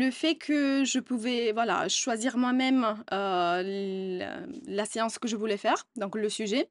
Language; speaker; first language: French; non-native, fluent; Italian